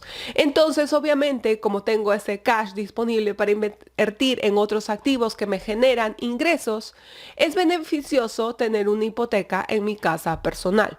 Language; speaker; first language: Spanish; native; Spanish